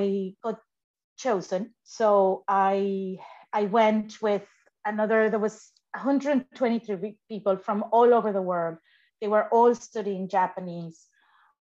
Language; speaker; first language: English; non-native, fluent; Spanish